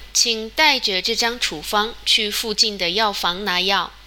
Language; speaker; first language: Chinese; native; Chinese